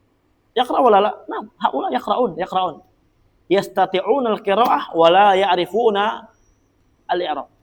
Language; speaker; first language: Arabic; non-native, fluent; Indonesian